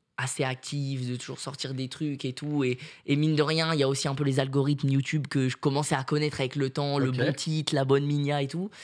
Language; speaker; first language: French; native; French